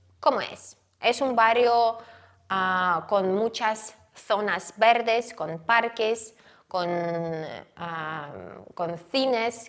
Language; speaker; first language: Spanish; non-native, fluent; Ukrainian